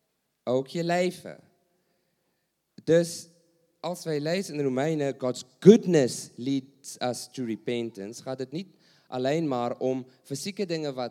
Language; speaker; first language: Dutch; non-native, learner; English